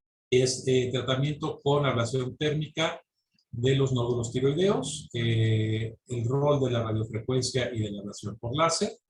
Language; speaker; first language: Spanish; native; Spanish